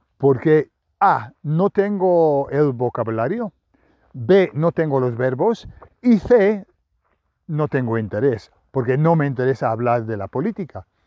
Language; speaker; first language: Spanish; non-native, fluent; English